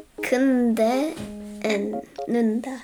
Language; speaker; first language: Korean; early bilingual, heritage; English